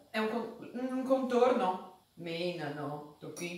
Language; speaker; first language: Japanese; non-native, fluent; Italian